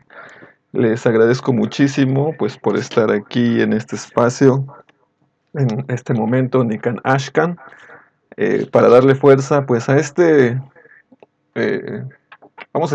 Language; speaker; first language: Spanish; native; Spanish